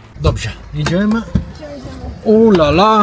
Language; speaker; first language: Polish; non-native, learner; Italian